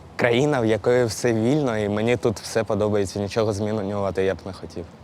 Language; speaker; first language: Ukrainian; native; Ukrainian